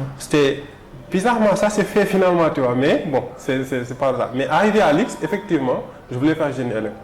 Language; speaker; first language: French; non-native, local second language; Wolof